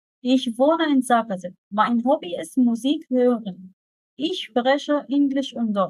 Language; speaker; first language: German; non-native, fluent; Arabic